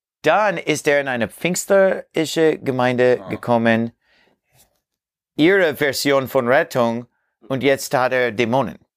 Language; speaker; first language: German; non-native, learner; English